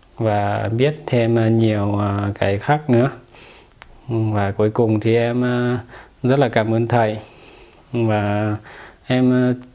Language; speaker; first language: Vietnamese; non-native, fluent; Lao